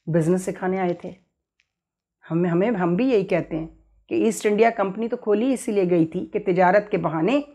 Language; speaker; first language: Urdu; native; Urdu